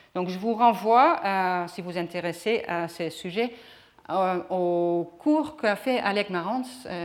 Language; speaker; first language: French; non-native, fluent; Dutch